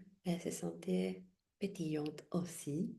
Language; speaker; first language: French; non-native, fluent; Spanish